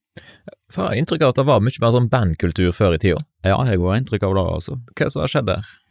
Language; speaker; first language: Norwegian; native; Norwegian